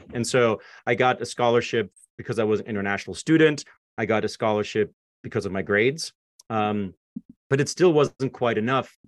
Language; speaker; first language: English; non-native, fluent; German